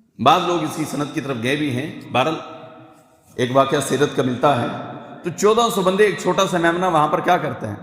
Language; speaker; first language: Urdu; non-native, local second language; Punjabi